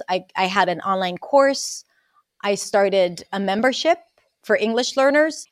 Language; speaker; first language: English; non-native, fluent; Hebrew